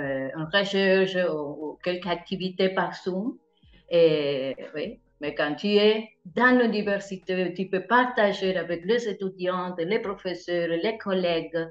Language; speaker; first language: French; non-native, fluent; Spanish